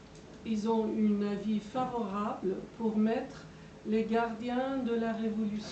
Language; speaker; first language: French; non-native, fluent; Persian